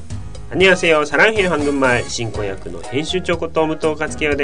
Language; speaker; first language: Korean; non-native, learner; Japanese